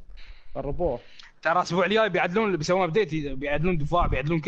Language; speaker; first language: Arabic; native; Arabic